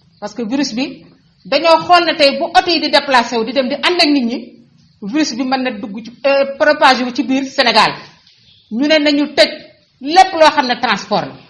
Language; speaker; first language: Wolof; native; Wolof